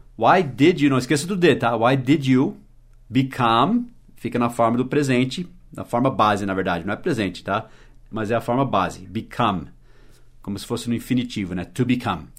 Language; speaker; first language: Portuguese; early bilingual, other home language; English